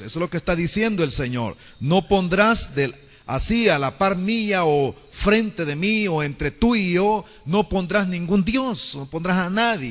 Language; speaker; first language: Spanish; native; Spanish